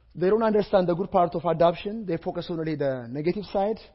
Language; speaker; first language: English; non-native, fluent; Amharic